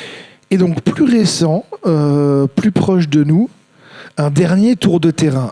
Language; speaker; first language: French; native; French